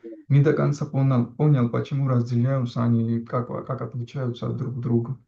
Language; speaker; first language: Russian; non-native, fluent; Georgian